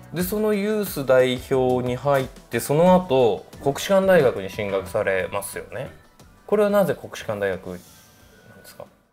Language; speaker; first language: Japanese; native; Japanese